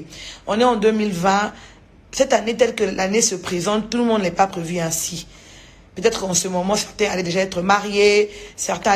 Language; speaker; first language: French; non-native, local second language; Lingala